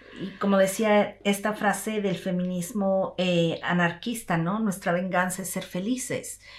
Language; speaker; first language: Spanish; native; Spanish